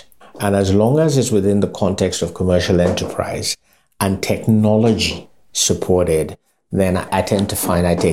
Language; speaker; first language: English; non-native, local second language; Yoruba